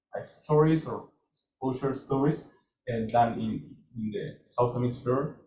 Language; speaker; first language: English; non-native, fluent; Spanish